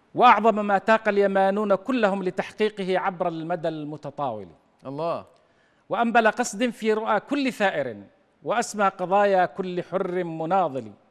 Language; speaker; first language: Arabic; native; Arabic